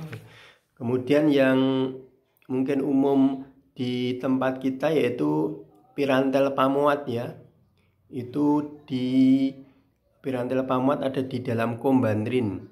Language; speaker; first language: Indonesian; native; Indonesian